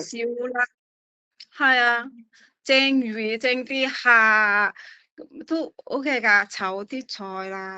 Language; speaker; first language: Cantonese; non-native, fluent; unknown